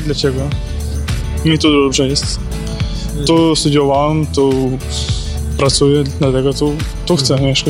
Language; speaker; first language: Polish; non-native, learner; Ukrainian